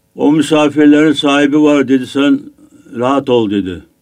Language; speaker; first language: Turkish; native; Turkish